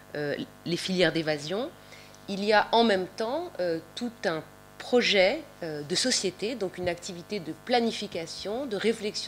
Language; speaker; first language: French; native; French